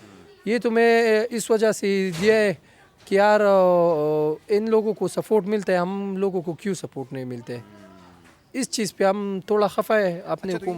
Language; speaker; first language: Hindi; non-native, local second language; Pashto